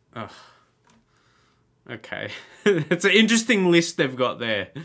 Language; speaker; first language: English; native; English